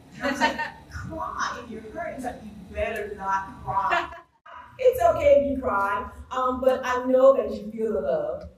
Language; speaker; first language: English; native; English